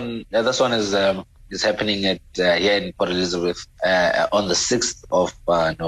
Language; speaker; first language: English; non-native, local second language; Southern Sotho